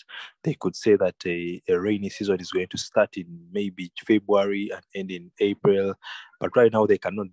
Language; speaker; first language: English; non-native, local second language; Ganda